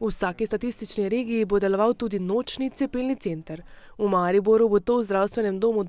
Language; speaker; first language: Slovenian; native; Slovenian